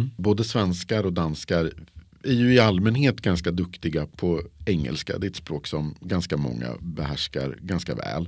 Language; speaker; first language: Swedish; native; Swedish